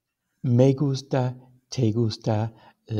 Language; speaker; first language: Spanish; non-native, fluent; English